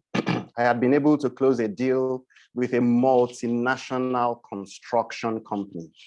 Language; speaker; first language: English; non-native, local second language; Yoruba